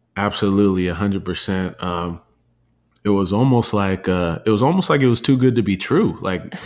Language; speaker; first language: English; native; English